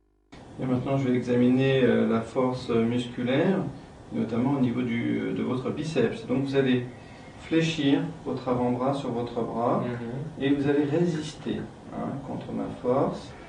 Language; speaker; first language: French; native; French